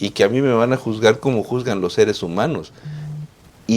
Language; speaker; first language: Spanish; native; Spanish